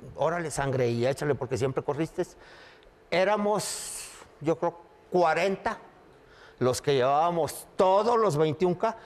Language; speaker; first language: Spanish; native; Spanish